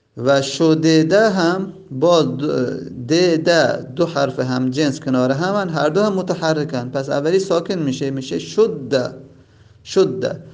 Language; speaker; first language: Persian; non-native, local second language; Azerbaijani